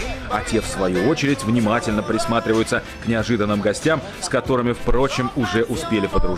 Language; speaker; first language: Russian; native; Russian